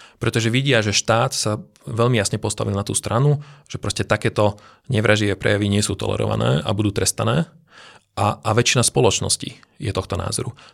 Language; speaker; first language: Slovak; non-native, local second language; Hungarian